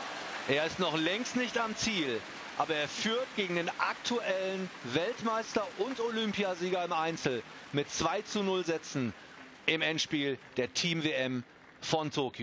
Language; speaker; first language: German; native; German